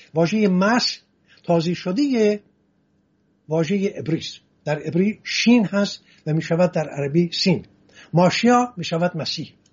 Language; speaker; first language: Persian; non-native, local second language; Assyrian Neo-Aramaic